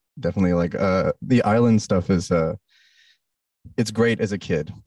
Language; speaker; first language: English; native; English